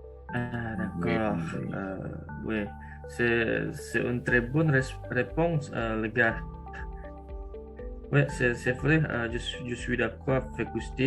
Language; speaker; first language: French; non-native, learner; Indonesian